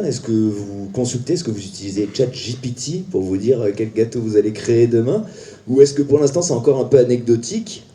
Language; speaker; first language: French; native; French